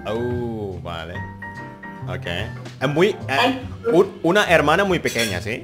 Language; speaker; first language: Spanish; non-native, learner; Indonesian